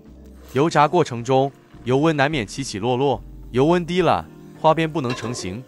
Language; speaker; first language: Chinese; native; Chinese